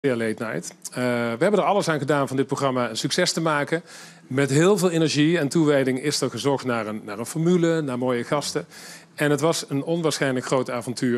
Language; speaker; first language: Dutch; native; Dutch